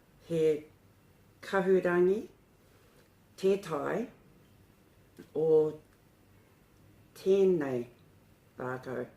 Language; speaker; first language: Māori; non-native, learner; English